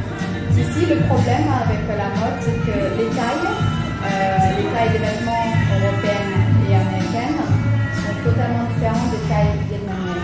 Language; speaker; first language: French; early bilingual, other home language; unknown